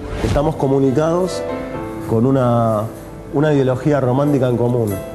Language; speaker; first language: Spanish; native; Spanish